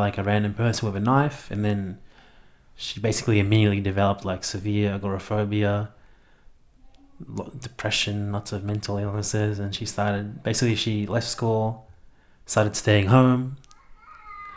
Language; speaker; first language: English; native; English